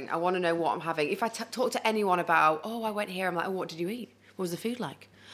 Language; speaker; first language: English; native; English